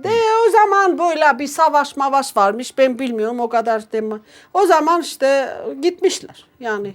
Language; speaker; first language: Turkish; non-native, learner; Armenian